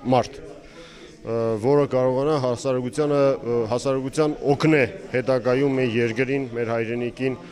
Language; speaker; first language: Armenian; native; Armenian